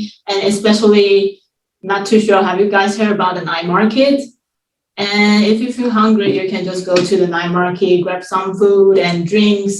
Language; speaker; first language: English; non-native, fluent; Chinese